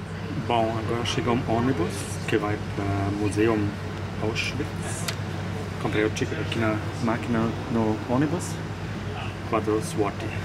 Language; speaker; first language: Portuguese; non-native, fluent; German